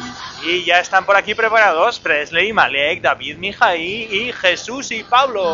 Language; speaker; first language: Spanish; native; Spanish